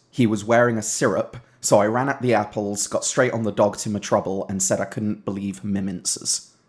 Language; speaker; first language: English; native; English